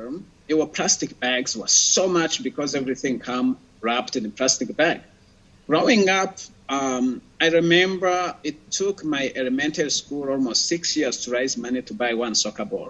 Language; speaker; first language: English; non-native, local second language; Kinyarwanda